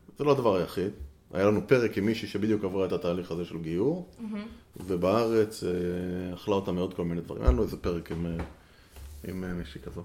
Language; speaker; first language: Hebrew; native; Hebrew